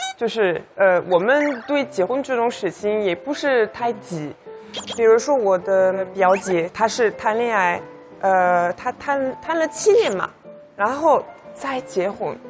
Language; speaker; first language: Chinese; non-native, fluent; French